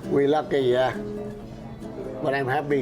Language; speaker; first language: English; non-native, learner; Vietnamese